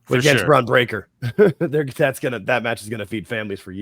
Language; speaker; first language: English; native; English